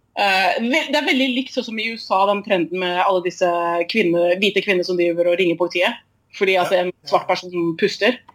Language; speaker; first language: Norwegian; native; Norwegian